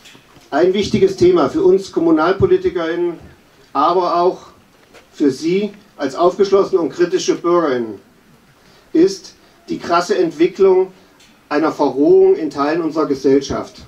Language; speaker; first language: German; native; German